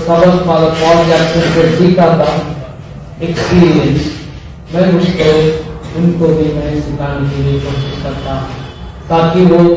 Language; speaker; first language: Hindi; non-native, local second language; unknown